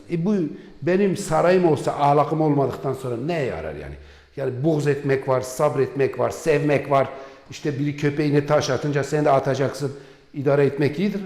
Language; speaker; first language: Turkish; non-native, local second language; Kurdish